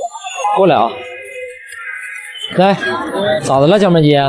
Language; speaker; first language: Chinese; native; Chinese